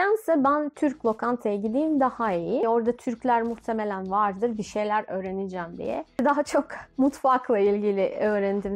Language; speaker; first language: Turkish; non-native, fluent; Russian